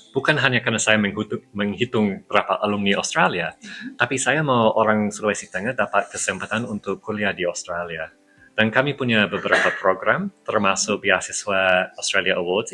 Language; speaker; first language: Indonesian; non-native, fluent; English